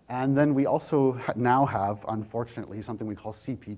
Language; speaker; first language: English; native; English